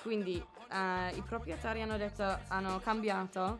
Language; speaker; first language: Italian; non-native, learner; English